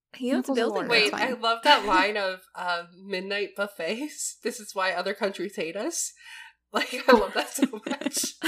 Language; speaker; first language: English; native; English